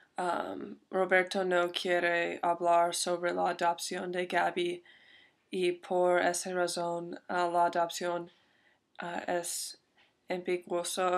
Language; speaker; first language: Spanish; non-native, learner; English